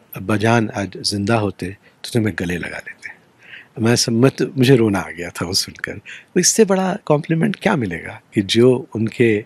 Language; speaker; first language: Hindi; native; Hindi